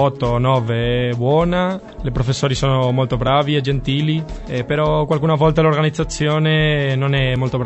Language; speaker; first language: Italian; non-native, learner; Spanish